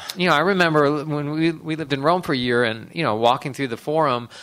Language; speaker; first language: English; native; English